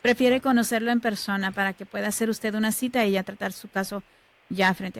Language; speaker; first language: Spanish; native; Spanish